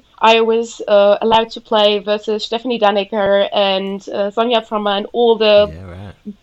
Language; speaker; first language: English; non-native, fluent; German